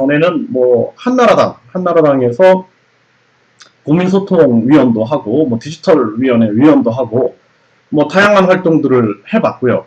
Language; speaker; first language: Korean; native; Korean